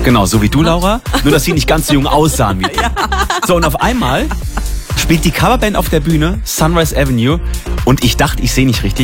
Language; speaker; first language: German; native; German